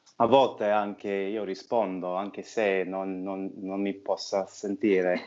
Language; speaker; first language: Italian; non-native, fluent; English